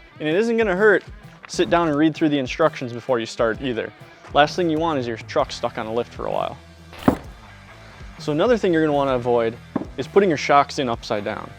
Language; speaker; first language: English; native; English